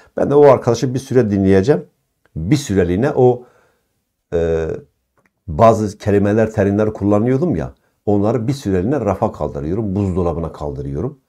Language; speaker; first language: Turkish; non-native, local second language; Kurdish